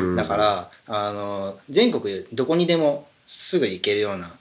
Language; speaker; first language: Japanese; native; Japanese